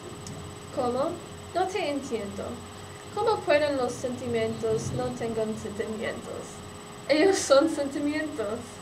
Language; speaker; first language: Spanish; non-native, learner; English